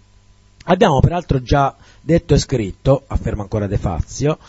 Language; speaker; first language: Italian; native; Italian